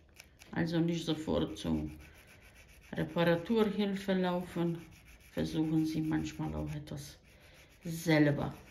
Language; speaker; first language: German; non-native, fluent; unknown